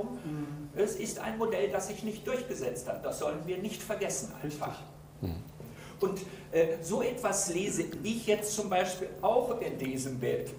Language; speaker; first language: German; native; German